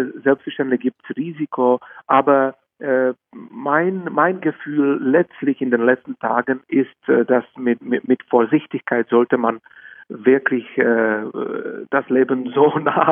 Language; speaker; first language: German; non-native, fluent; Czech